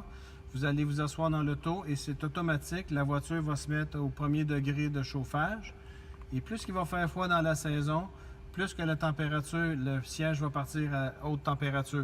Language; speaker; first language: French; native; French